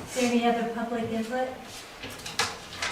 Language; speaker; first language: English; native; English